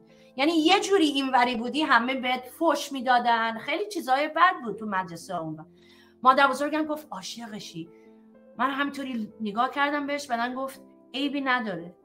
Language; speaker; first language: Persian; early bilingual, heritage; Persian